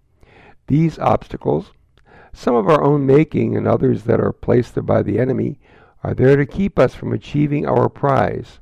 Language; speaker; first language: English; native; English